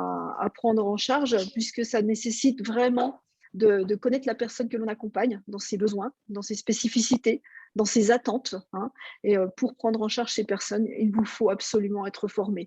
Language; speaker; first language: French; native; French